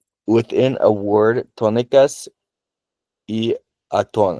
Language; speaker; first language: Spanish; non-native, learner; English